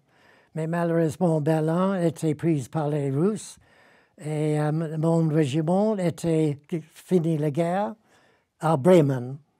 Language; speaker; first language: French; non-native, learner; English